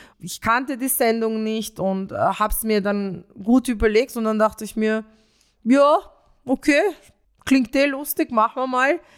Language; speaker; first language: German; early bilingual, other home language; Romanian